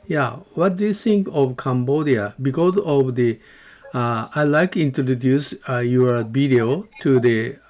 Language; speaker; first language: English; non-native, learner; Japanese